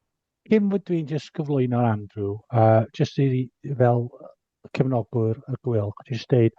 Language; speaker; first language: Welsh; native; Welsh